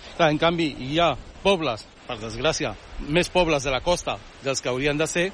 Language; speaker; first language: Catalan; early bilingual, other home language; Arabic